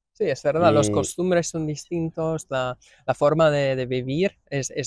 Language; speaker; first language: Spanish; non-native, fluent; English